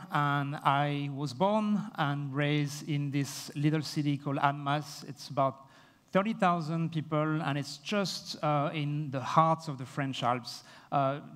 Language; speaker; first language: English; non-native, fluent; French